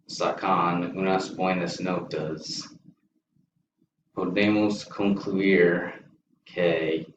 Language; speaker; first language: Spanish; non-native, learner; English